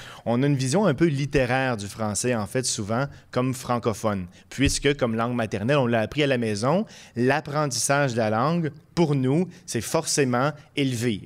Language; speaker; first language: French; native; French